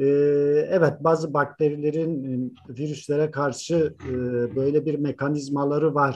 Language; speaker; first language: Turkish; native; Turkish